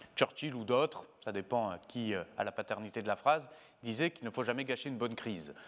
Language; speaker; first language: French; native; French